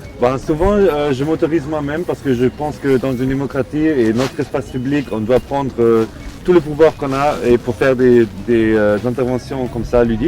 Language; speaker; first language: French; non-native, fluent; German